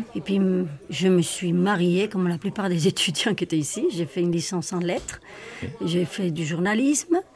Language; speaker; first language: French; non-native, fluent; Spanish